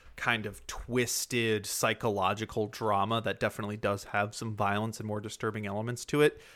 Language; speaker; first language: English; early bilingual, other home language; German